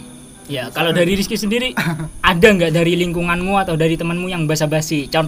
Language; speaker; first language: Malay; non-native, local second language; Javanese